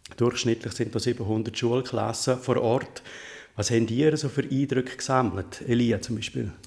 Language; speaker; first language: German; native; German